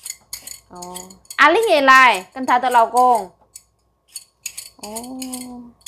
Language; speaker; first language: Chinese; non-native, learner; Indonesian